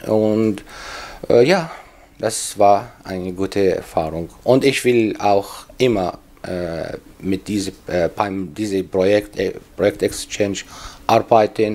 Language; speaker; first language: German; non-native, learner; Arabic